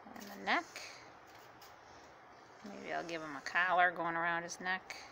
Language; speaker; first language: English; native; English